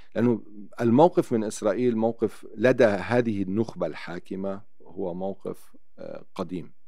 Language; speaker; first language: Arabic; native; Arabic